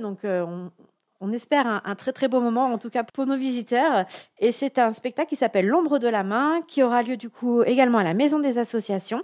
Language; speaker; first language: French; native; French